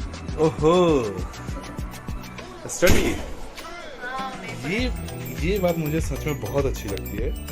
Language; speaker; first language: Hindi; native; Hindi